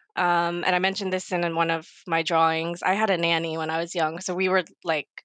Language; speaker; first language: English; native; English